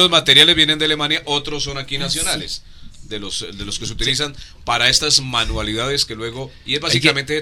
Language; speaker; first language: Spanish; native; Spanish